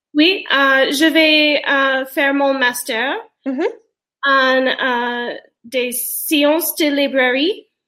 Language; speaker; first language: French; non-native, learner; English